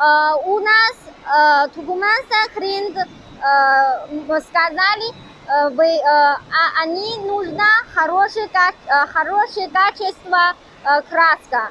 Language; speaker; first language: Russian; non-native, learner; Chinese